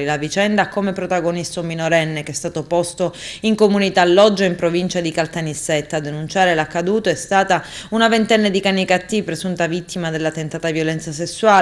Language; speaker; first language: Italian; native; Italian